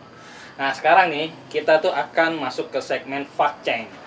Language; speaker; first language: Indonesian; native; Indonesian